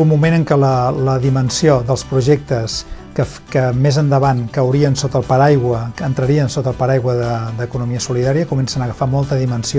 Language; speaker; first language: Catalan; native; Catalan